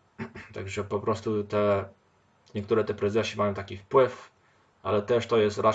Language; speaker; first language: Polish; early bilingual, heritage; Polish